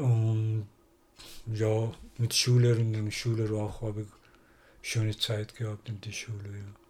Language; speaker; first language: German; non-native, learner; Persian